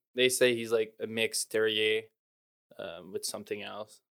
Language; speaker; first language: English; native; English